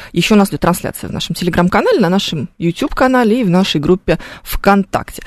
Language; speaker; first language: Russian; native; Russian